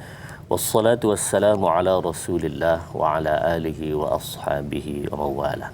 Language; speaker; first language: Malay; native; Malay